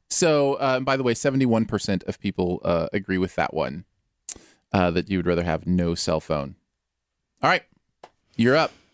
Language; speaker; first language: English; native; English